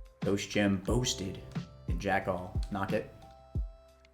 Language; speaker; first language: English; native; English